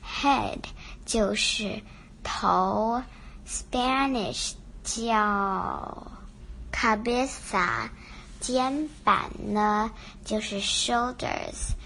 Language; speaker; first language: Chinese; early bilingual, heritage; Chinese